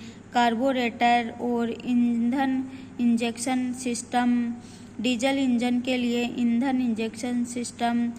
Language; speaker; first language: Hindi; native; Hindi